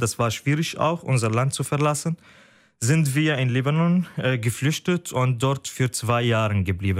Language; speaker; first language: German; non-native, fluent; Arabic